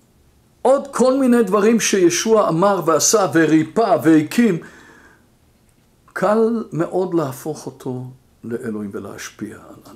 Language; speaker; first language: Hebrew; non-native, fluent; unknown